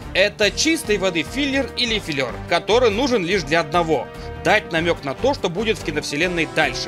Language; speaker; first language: Russian; native; Russian